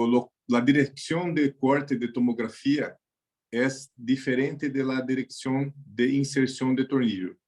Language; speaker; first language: Spanish; non-native, learner; Portuguese